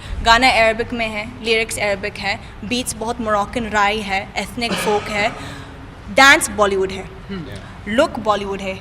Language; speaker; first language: Hindi; non-native, fluent; Arabic